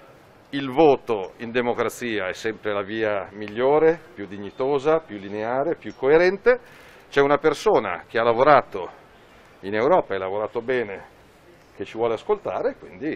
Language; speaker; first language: Italian; native; Italian